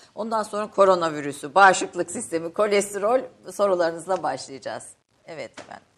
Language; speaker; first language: Turkish; native; Turkish